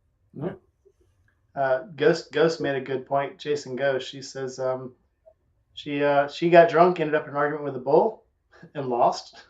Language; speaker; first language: English; native; English